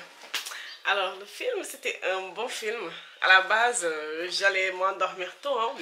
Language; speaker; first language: French; non-native, local second language; Wolof